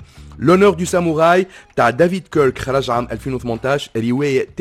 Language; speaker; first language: Arabic; native; Arabic